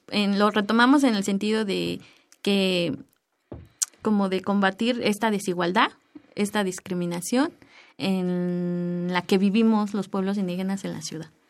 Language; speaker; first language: Spanish; native; Spanish